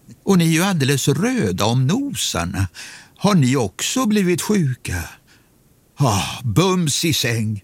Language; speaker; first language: Swedish; native; Swedish